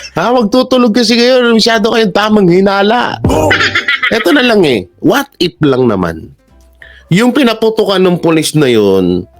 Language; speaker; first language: Filipino; native; Filipino